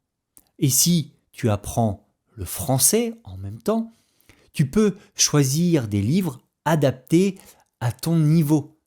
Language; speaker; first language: French; native; French